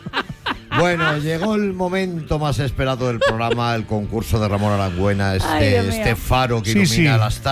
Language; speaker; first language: Spanish; native; Spanish